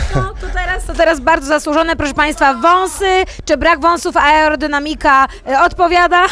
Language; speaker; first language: Polish; native; Polish